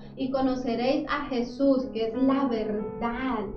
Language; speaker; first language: Spanish; native; Spanish